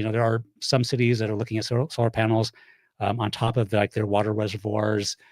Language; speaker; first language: English; native; English